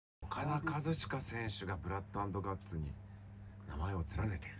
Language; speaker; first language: Japanese; native; Japanese